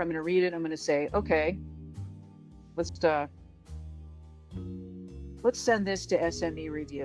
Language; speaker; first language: English; native; English